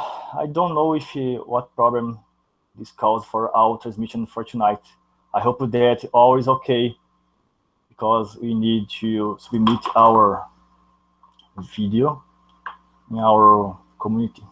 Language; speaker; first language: English; non-native, learner; Portuguese